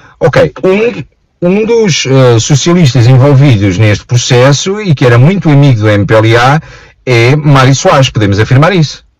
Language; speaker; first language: Portuguese; native; Portuguese